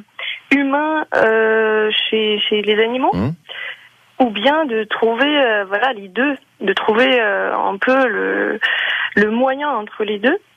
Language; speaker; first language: French; non-native, fluent; Ukrainian